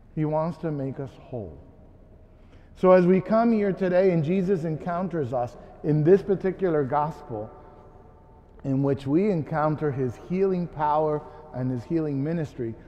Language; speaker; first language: English; early bilingual, other home language; Spanish